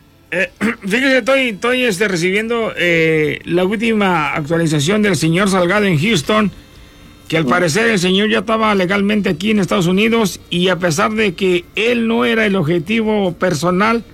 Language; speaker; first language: Spanish; native; Spanish